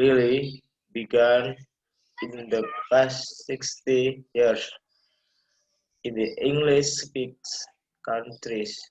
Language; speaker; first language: English; non-native, learner; Indonesian